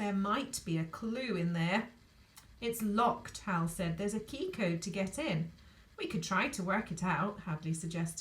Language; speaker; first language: English; native; English